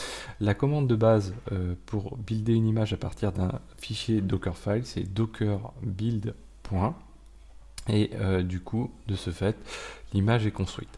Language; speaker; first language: French; native; French